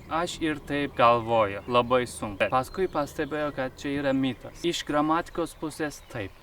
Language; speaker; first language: Lithuanian; non-native, fluent; Turkish